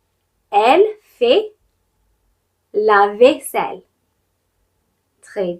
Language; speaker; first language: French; non-native, fluent; English